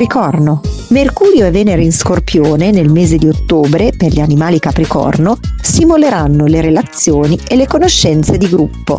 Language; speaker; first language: Italian; native; Italian